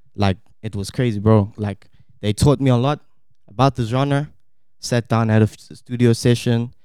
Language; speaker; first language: English; native; English